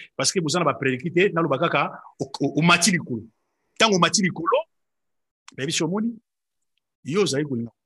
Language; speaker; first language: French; non-native, local second language; Lingala